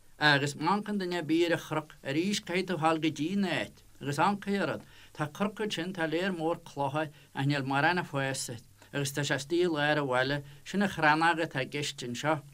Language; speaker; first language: Irish; native; Irish